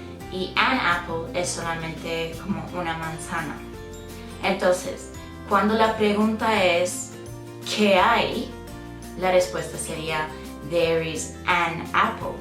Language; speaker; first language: Spanish; non-native, fluent; English